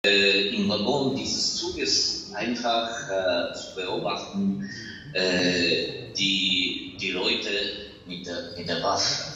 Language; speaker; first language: German; non-native, fluent; Ukrainian